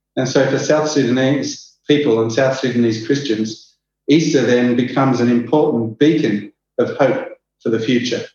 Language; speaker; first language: English; native; English